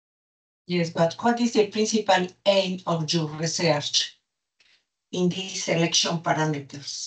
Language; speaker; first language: English; non-native, learner; Spanish